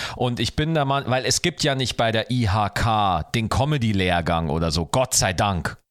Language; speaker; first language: German; native; German